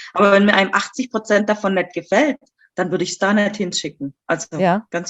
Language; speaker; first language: German; native; German